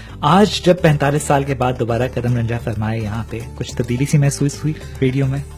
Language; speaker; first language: Urdu; non-native, local second language; Punjabi